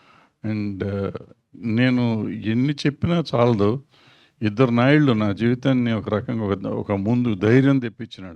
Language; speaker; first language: Telugu; native; Telugu